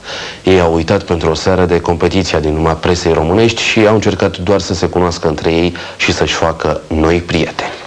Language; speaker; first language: Romanian; native; Romanian